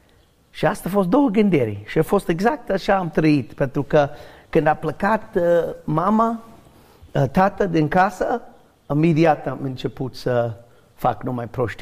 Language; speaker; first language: Romanian; non-native, learner; English